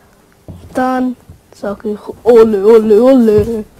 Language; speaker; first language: German; early bilingual, other home language; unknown